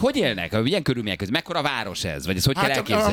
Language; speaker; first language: Hungarian; native; Hungarian